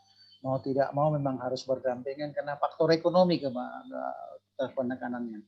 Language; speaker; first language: Indonesian; native; Indonesian